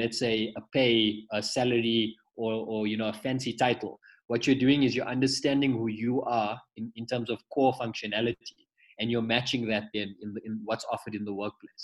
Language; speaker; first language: English; native; English